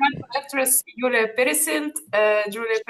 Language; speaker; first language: English; non-native, learner; Russian